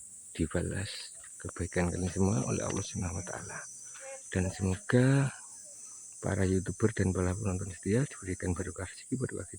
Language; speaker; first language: Indonesian; non-native, local second language; Javanese